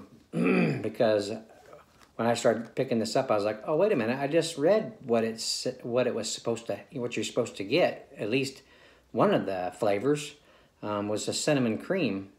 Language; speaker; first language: English; native; English